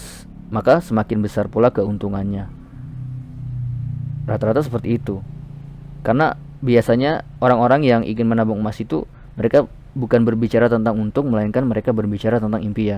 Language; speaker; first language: Indonesian; native; Indonesian